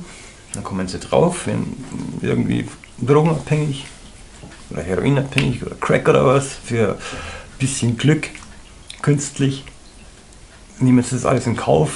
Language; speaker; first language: German; native; German